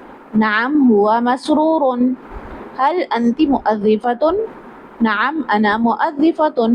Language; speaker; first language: Arabic; non-native, learner; Urdu